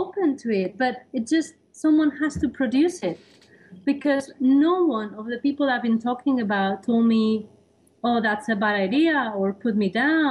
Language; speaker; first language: English; non-native, fluent; Spanish